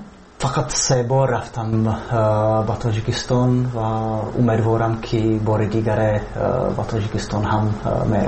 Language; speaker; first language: Tajik; non-native, fluent; Czech